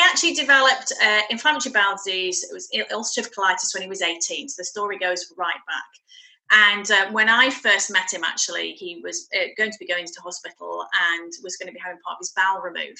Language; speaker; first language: English; native; English